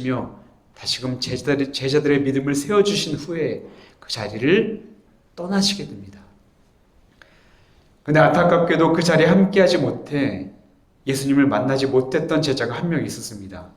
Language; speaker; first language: Korean; native; Korean